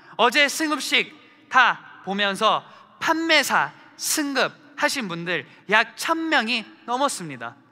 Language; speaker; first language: Korean; early bilingual, heritage; Korean